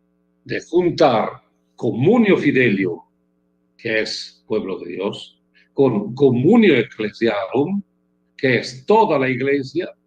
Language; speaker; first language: Spanish; non-native, fluent; Italian